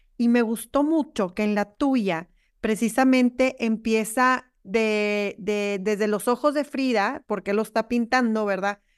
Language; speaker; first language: Spanish; native; Spanish